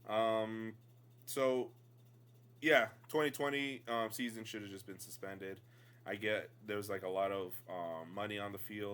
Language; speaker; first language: English; native; English